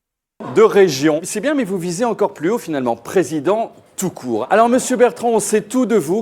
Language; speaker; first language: French; native; French